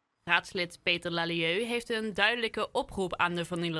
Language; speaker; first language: Dutch; native; Dutch